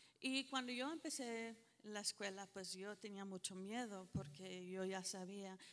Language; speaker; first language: Spanish; early bilingual, heritage; Spanish